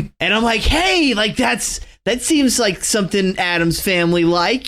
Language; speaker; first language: English; native; English